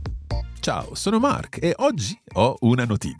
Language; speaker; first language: Italian; non-native, fluent; English